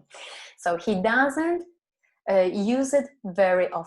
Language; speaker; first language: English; non-native, fluent; Spanish